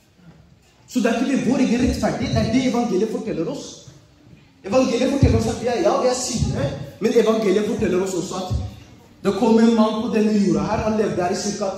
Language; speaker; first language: Norwegian; early bilingual, other home language; Oromo